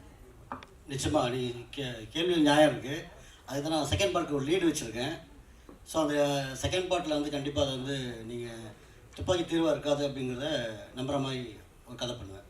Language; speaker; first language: Tamil; native; Tamil